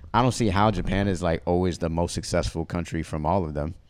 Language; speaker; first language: English; early bilingual, other home language; Haitian Creole